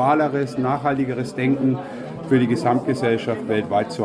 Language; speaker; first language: German; native; German